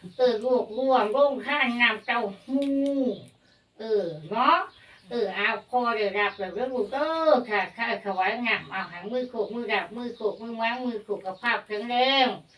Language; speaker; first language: Thai; native; Thai